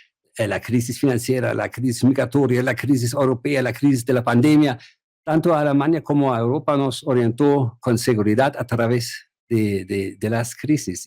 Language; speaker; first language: Spanish; non-native, fluent; German